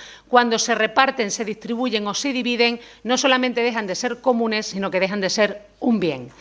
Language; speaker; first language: Spanish; native; Spanish